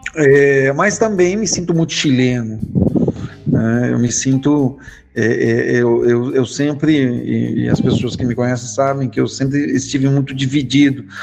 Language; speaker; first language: Portuguese; early bilingual, other home language; Spanish